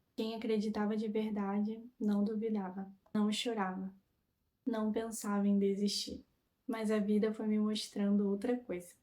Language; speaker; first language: Portuguese; native; Portuguese